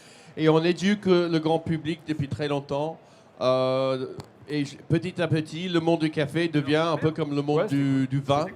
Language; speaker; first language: French; native; French